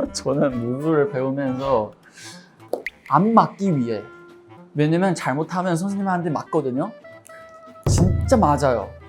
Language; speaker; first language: Korean; non-native, fluent; Chinese